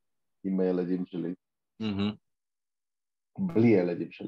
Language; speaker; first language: Hebrew; non-native, learner; German